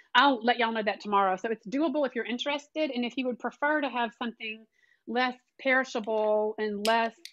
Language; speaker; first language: English; native; English